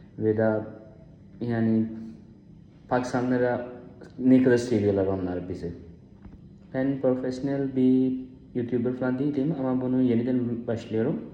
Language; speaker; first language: Turkish; non-native, learner; Urdu